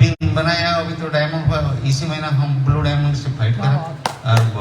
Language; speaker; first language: Hindi; non-native, local second language; Odia